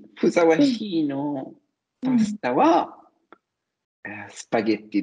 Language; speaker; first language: Japanese; non-native, learner; Italian